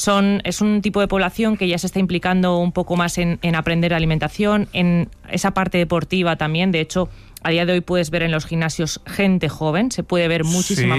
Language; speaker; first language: Spanish; native; Spanish